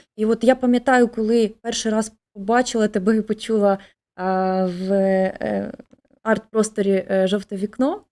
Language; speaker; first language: Ukrainian; native; Ukrainian